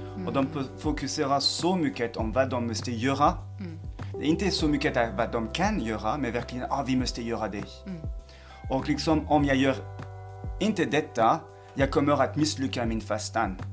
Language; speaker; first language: Swedish; non-native, fluent; French